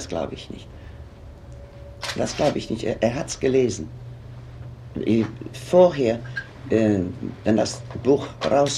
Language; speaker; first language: German; non-native, fluent; Swedish